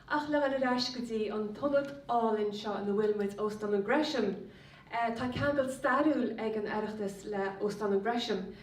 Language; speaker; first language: Irish; native; Irish